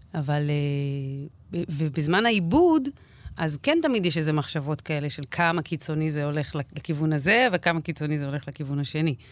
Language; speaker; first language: Hebrew; native; Hebrew